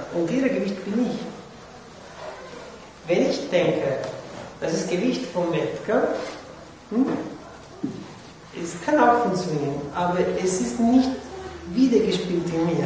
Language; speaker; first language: German; non-native, fluent; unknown